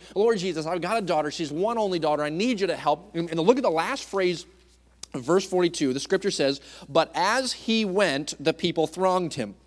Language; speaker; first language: English; native; English